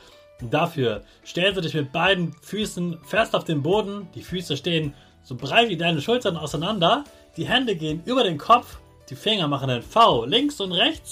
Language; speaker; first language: German; native; German